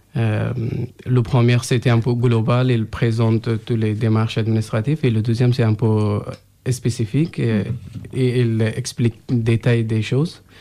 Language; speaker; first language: French; non-native, learner; Persian